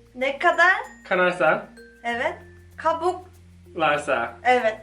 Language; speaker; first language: Turkish; non-native, learner; Korean